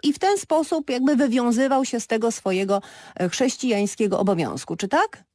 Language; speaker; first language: Polish; native; Polish